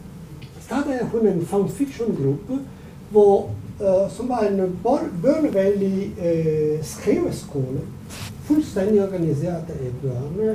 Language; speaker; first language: German; non-native, learner; Italian